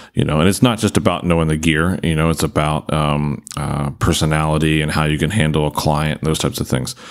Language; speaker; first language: English; native; English